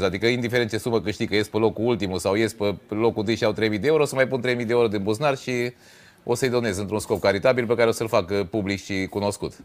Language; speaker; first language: Romanian; native; Romanian